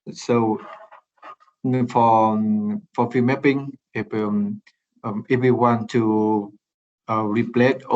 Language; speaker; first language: English; non-native, learner; Vietnamese